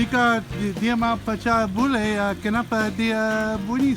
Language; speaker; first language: Indonesian; non-native, learner; English